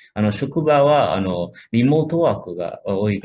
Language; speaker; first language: Japanese; non-native, fluent; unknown